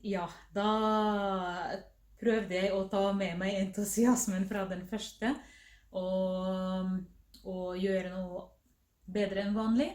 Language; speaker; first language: Norwegian; non-native, fluent; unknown